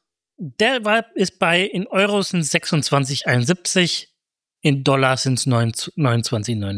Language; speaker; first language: German; native; German